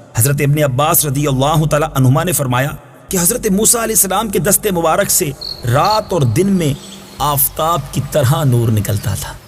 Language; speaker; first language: Urdu; native; Urdu